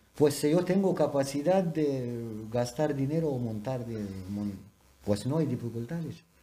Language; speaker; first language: Spanish; non-native, learner; Urdu